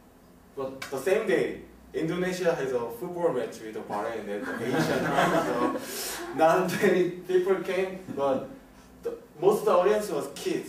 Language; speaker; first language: English; non-native, learner; Korean